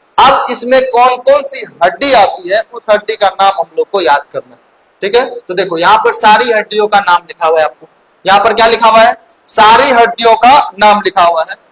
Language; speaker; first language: Hindi; native; Hindi